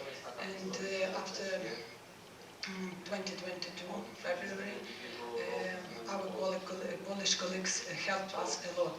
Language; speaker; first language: English; non-native, learner; Ukrainian